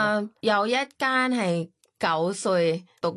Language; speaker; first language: Cantonese; non-native, fluent; Thai